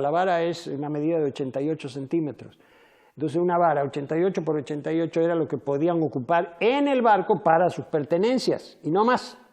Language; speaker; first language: Spanish; native; Spanish